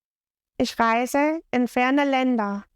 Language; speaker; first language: German; non-native, fluent; English